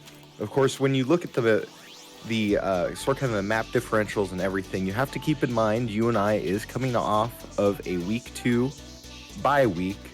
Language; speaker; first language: English; native; English